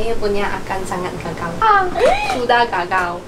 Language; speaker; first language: Indonesian; non-native, learner; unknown